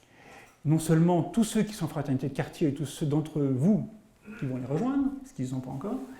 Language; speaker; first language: French; native; French